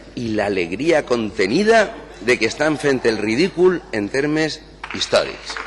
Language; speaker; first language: Catalan; non-native, local second language; Spanish